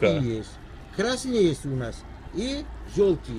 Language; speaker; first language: Russian; non-native, learner; Uzbek